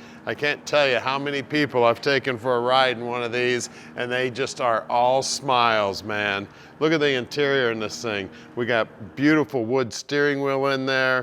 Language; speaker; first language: English; native; English